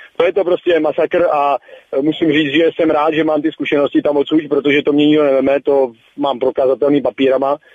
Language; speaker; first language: Czech; native; Czech